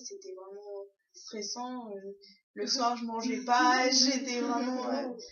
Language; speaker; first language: French; early bilingual, other home language; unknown